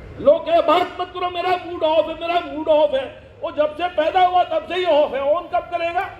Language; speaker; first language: Hindi; early bilingual, other home language; Japanese